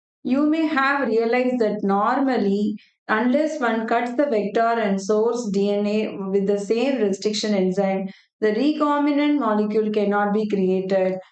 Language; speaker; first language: English; non-native, local second language; Tamil